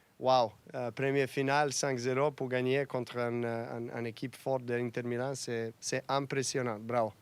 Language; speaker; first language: French; non-native, learner; Serbian